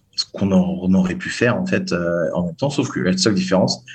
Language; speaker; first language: French; native; French